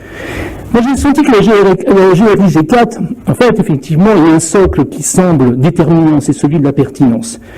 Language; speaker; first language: French; native; French